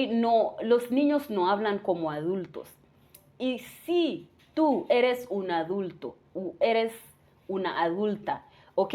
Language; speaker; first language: Spanish; non-native, fluent; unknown